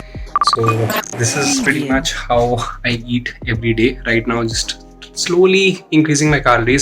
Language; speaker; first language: English; non-native, local second language; Hindi